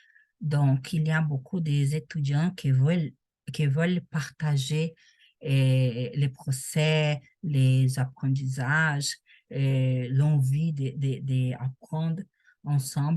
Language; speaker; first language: French; non-native, learner; Portuguese